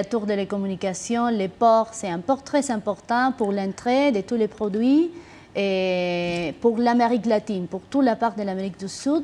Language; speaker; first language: French; non-native, fluent; Spanish